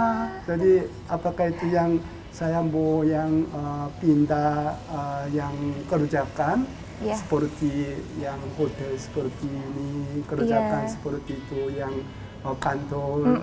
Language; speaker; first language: Indonesian; non-native, fluent; Korean